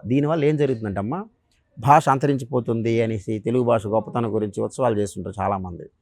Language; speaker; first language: Telugu; native; Telugu